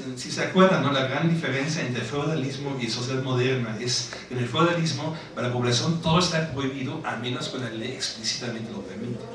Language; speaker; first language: Spanish; non-native, fluent; German